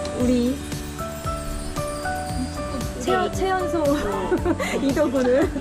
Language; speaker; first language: Korean; native; Korean